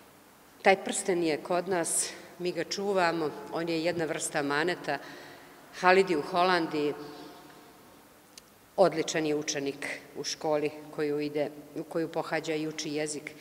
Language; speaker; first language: Serbian; native; Serbian